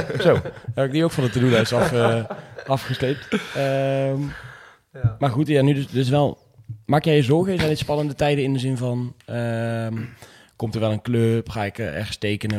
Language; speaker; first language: Dutch; native; Dutch